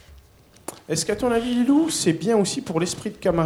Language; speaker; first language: French; native; French